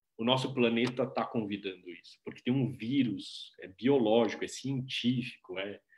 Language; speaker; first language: Portuguese; native; Portuguese